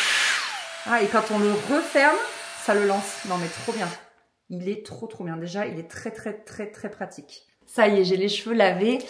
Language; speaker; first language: French; native; French